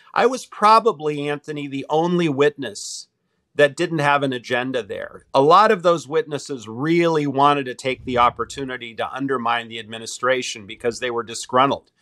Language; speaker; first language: English; native; English